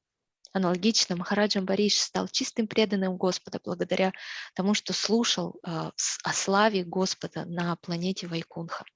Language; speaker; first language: Russian; native; Russian